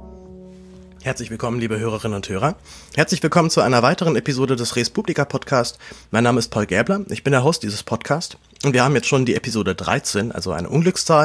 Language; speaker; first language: German; native; German